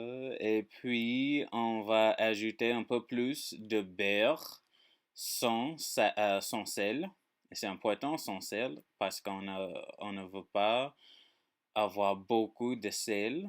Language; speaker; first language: French; non-native, learner; English